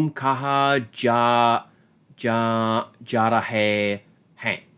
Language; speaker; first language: Hindi; non-native, learner; English